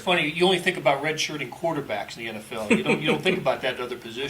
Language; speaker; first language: English; native; English